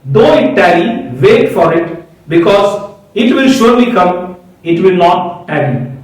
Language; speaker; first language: English; non-native, local second language; Hindi